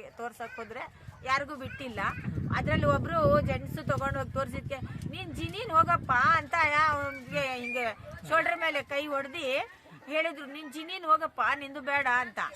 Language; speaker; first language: Kannada; non-native, local second language; Urdu